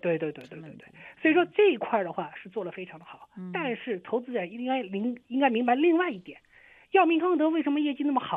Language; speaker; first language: Chinese; native; Chinese